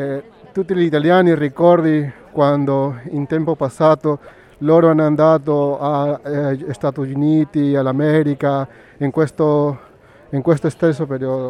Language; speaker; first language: Italian; non-native, learner; Spanish